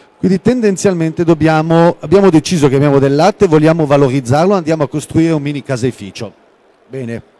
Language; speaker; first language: Italian; non-native, local second language; German